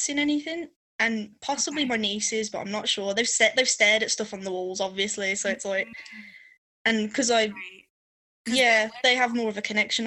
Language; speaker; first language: English; native; English